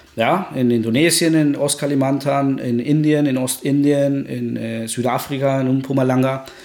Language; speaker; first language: German; non-native, fluent; Spanish